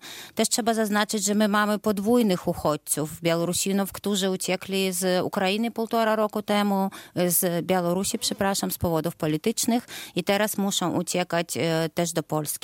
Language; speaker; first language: Polish; non-native, fluent; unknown